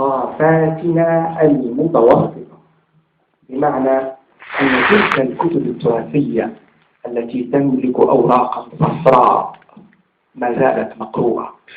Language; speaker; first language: Arabic; native; Arabic